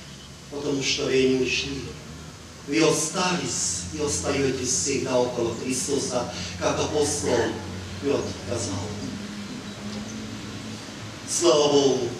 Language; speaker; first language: Ukrainian; non-native, local second language; Hungarian